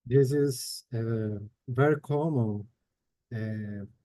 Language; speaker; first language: English; non-native, learner; Portuguese